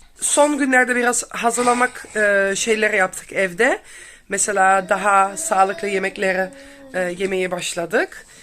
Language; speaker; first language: Turkish; non-native, learner; Dutch